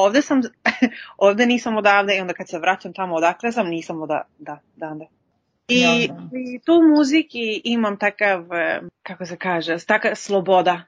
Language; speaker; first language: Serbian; early bilingual, heritage; Serbian